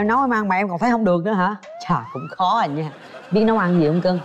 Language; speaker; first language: Vietnamese; native; Vietnamese